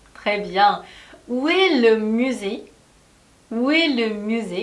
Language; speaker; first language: French; non-native, learner; Korean